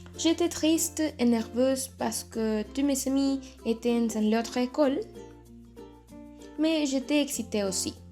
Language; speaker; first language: French; non-native, learner; Spanish